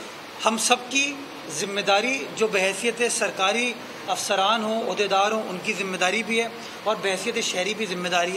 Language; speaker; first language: Urdu; native; Urdu